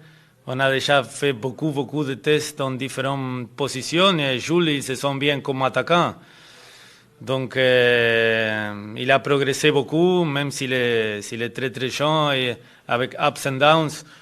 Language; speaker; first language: French; non-native, fluent; Spanish